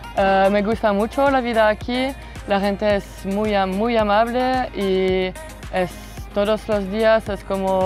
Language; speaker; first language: Spanish; non-native, learner; French